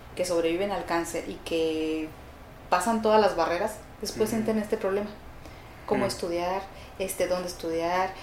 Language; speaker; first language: Spanish; native; Spanish